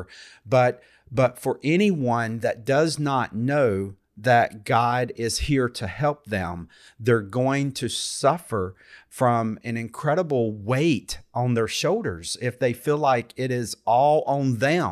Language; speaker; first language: English; native; English